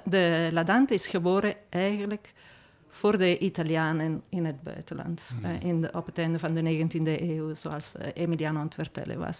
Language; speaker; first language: Dutch; non-native, fluent; Italian